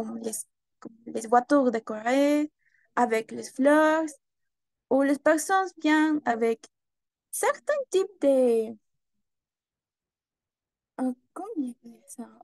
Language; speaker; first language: French; non-native, learner; Spanish